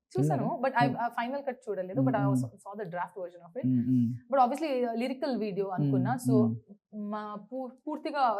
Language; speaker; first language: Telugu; non-native, learner; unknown